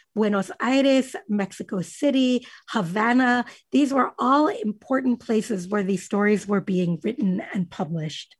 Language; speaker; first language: English; native; English